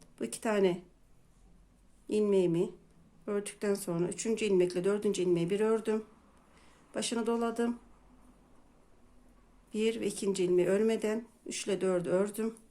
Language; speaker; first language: Turkish; native; Turkish